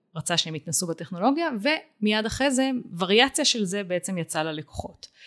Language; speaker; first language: Hebrew; native; Hebrew